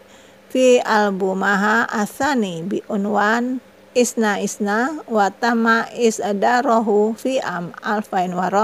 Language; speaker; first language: Arabic; non-native, learner; Indonesian